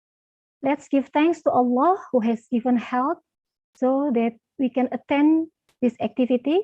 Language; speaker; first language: English; non-native, learner; Indonesian